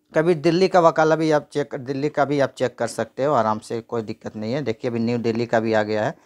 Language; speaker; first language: Hindi; native; Hindi